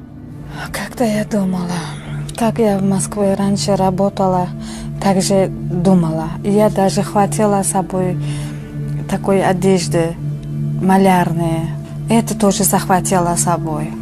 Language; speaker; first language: Russian; non-native, local second language; Uzbek